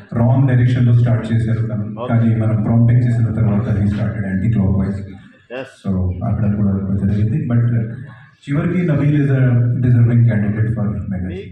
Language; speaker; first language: Telugu; non-native, fluent; Hindi